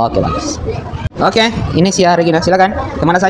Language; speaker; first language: Indonesian; native; Indonesian